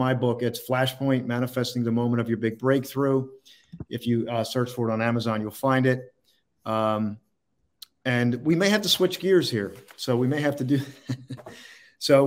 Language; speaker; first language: English; native; English